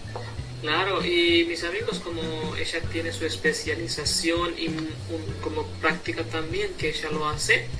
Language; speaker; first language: Spanish; non-native, fluent; Hindi